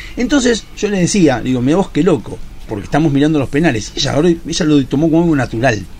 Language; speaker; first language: Spanish; native; Spanish